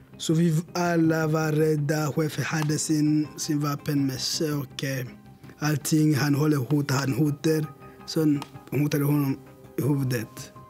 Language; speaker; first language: Swedish; non-native, learner; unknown